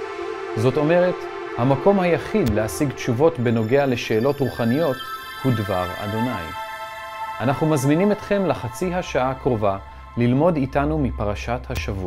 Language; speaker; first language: Hebrew; native; Hebrew